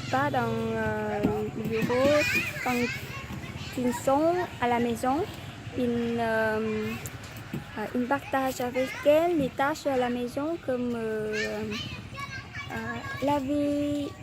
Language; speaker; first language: French; non-native, learner; Vietnamese